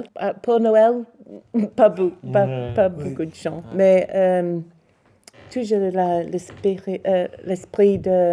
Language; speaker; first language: French; non-native, learner; English